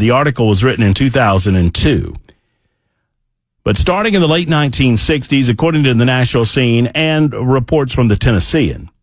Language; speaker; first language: English; native; English